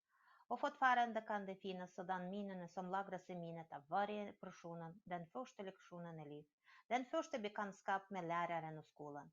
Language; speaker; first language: Swedish; non-native, learner; Russian